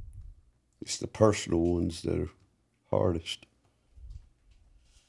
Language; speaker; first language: English; native; English